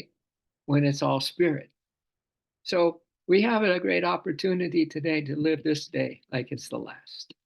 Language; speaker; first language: English; native; English